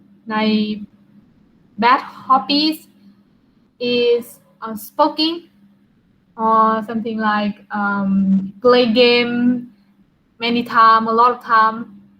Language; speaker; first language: English; non-native, learner; Vietnamese